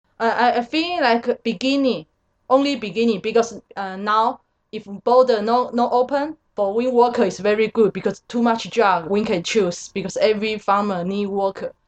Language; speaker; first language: English; non-native, learner; Chinese